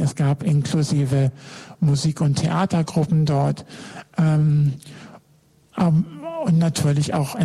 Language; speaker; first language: German; native; German